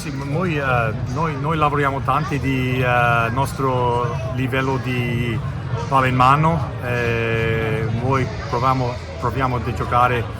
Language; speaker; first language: Italian; non-native, learner; English